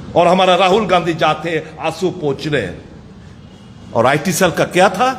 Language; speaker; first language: Hindi; non-native, local second language; Bangla